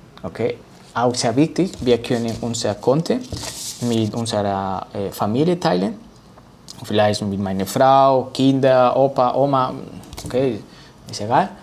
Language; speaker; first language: German; non-native, learner; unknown